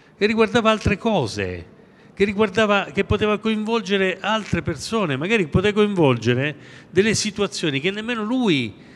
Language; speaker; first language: Italian; native; Italian